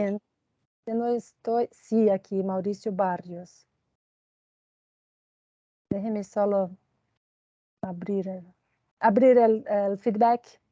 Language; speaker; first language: Spanish; non-native, fluent; Portuguese